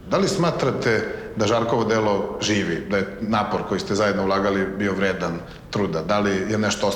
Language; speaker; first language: Bosnian; native; Bosnian